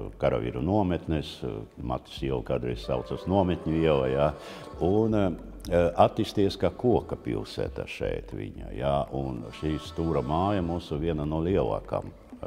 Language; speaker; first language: Latvian; non-native, local second language; Russian